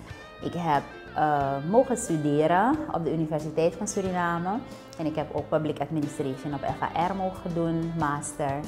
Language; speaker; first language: Dutch; native; Dutch